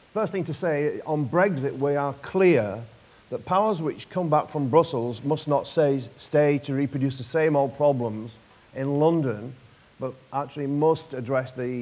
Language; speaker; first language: English; native; English